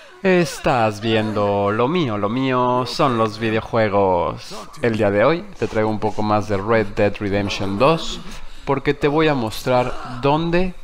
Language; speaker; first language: Spanish; native; Spanish